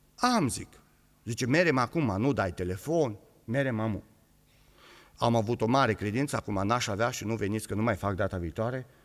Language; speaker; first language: Romanian; native; Romanian